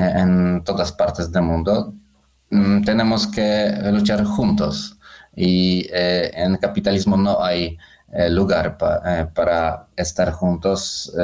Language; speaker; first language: Spanish; non-native, learner; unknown